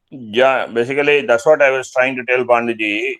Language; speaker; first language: English; non-native, local second language; Telugu